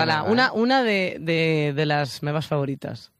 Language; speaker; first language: Catalan; non-native, learner; Spanish